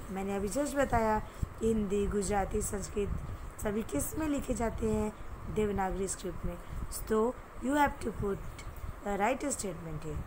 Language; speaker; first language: Hindi; native; Hindi